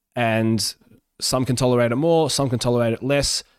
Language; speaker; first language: English; early bilingual, other home language; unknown